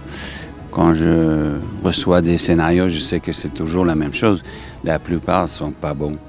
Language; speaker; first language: French; non-native, fluent; English